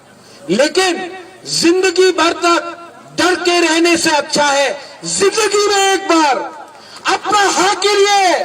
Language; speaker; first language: Hindi; non-native, local second language; Kok Borok